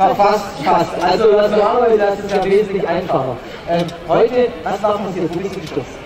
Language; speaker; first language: German; native; German